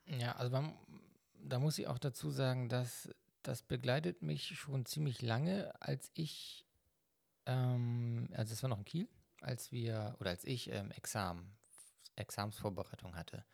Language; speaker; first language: German; native; German